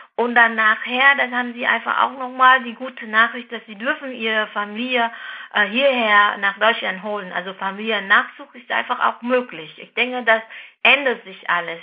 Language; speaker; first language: German; non-native, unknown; Vietnamese